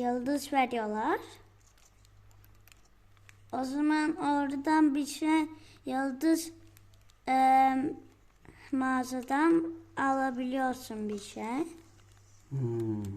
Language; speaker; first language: Turkish; early bilingual, heritage; Turkish